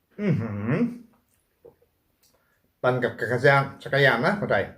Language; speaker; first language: Thai; non-native, learner; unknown